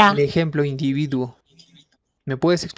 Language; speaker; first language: Spanish; native; Spanish